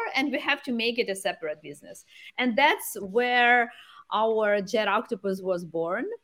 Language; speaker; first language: English; non-native, fluent; Ukrainian